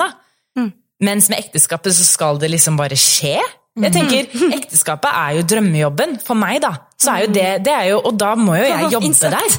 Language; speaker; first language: Norwegian; native; Norwegian